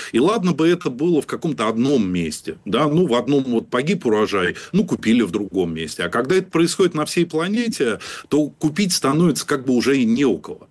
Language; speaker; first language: Russian; native; Russian